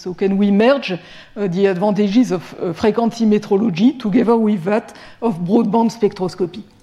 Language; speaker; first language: English; non-native, fluent; French